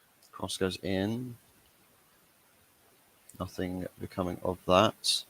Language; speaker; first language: English; native; English